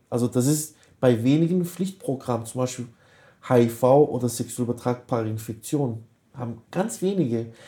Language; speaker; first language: German; early bilingual, other home language; Kurdish